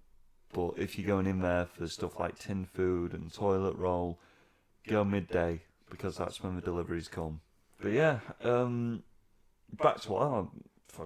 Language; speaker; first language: English; native; English